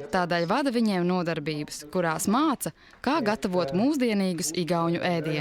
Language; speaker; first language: Latvian; native; Latvian